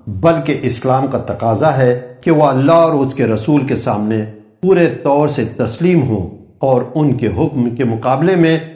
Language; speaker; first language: Urdu; native; Urdu